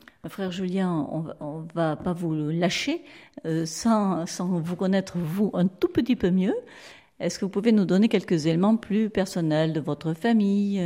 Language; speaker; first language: French; native; French